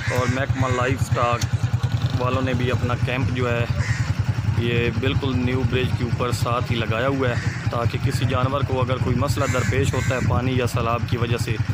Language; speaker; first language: Urdu; non-native, local second language; Punjabi